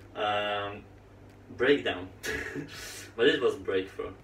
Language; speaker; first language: English; non-native, fluent; Polish